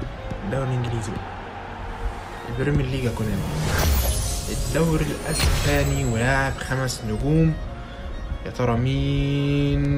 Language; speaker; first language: Arabic; native; Arabic